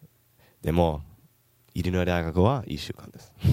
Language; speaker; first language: Japanese; non-native, learner; English